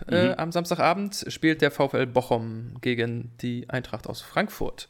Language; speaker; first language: German; native; German